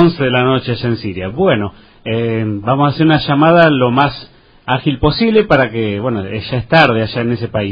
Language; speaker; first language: Spanish; native; Spanish